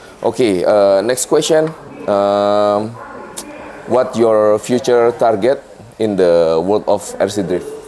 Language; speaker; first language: English; non-native, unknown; Indonesian